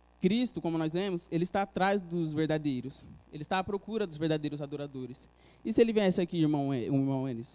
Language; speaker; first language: Portuguese; native; Portuguese